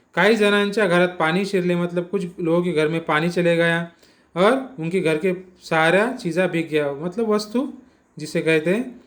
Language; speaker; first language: Hindi; non-native, local second language; Marathi